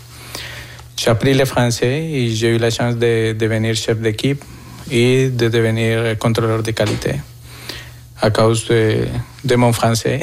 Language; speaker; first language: French; non-native, fluent; Spanish